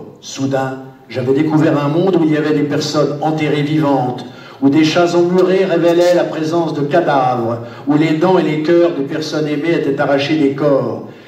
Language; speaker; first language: French; native; French